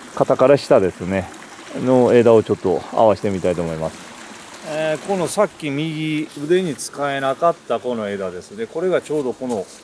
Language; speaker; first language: Japanese; native; Japanese